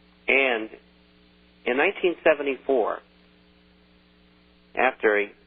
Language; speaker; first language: English; native; English